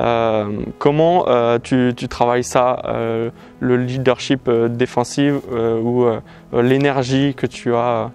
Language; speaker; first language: French; native; French